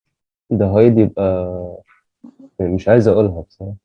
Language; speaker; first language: Arabic; native; Arabic